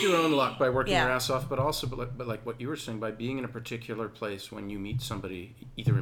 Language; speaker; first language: English; native; English